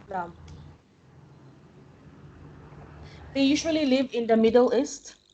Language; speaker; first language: English; non-native, fluent; Filipino